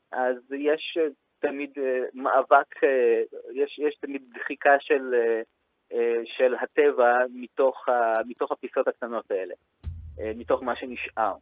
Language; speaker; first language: Hebrew; early bilingual, other home language; Russian